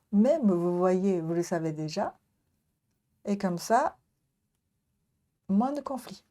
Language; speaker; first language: French; non-native, learner; Japanese